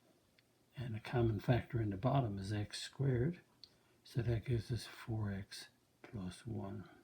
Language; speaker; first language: English; native; English